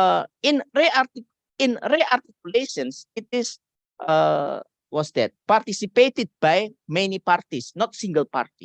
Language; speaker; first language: English; non-native, learner; Indonesian